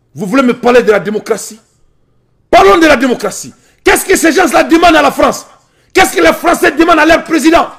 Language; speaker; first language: French; non-native, local second language; Bambara